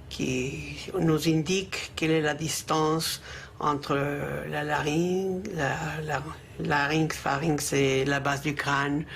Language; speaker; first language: French; non-native, fluent; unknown